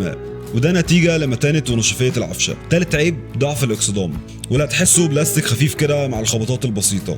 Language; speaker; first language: Arabic; native; Arabic